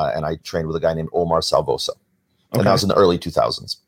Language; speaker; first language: English; native; English